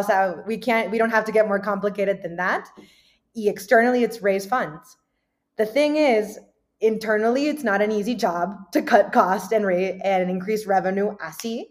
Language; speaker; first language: English; early bilingual, other home language; Spanish